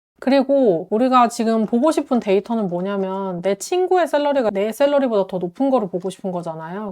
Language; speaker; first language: Korean; native; Korean